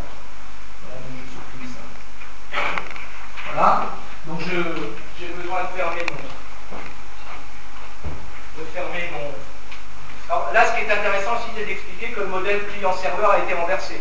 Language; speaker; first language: French; native; French